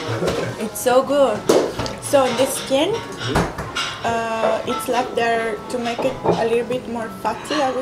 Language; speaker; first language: English; non-native, fluent; Italian